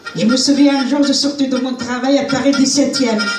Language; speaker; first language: French; non-native, learner; Arabic